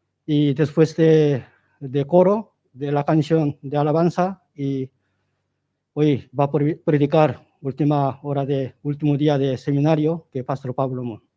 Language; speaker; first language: Spanish; non-native, learner; Korean